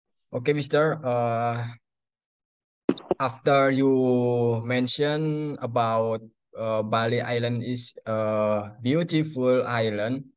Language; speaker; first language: English; non-native, learner; Indonesian